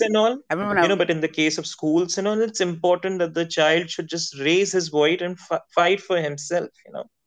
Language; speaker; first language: English; non-native, local second language; Hindi